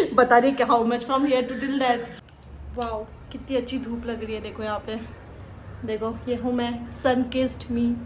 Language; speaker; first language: Hindi; native; Hindi